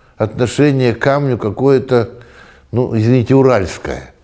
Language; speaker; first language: Russian; native; Russian